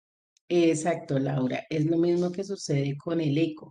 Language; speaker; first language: Spanish; native; Spanish